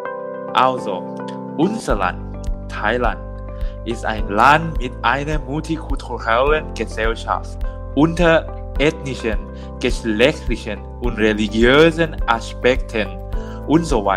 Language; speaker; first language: German; non-native, learner; Thai